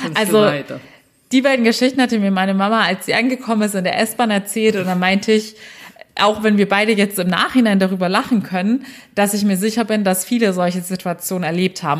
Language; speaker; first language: German; early bilingual, other home language; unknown